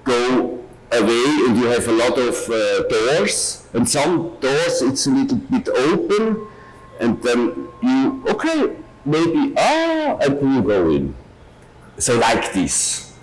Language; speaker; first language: English; non-native, learner; German